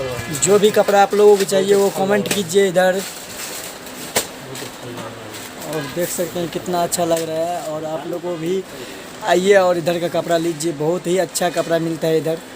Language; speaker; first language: Hindi; non-native, local second language; Maithili